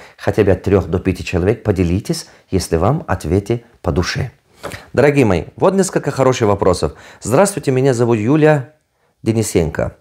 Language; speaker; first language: Russian; non-native, local second language; Tajik